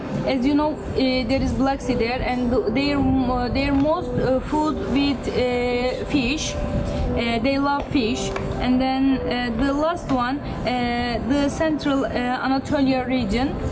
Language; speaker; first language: English; non-native, learner; Turkish